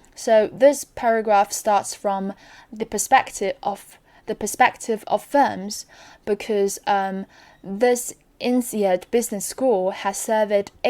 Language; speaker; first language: English; non-native, fluent; Chinese